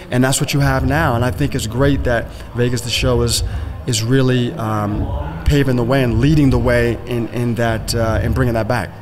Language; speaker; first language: English; native; English